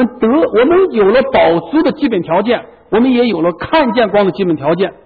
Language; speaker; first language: Chinese; native; Chinese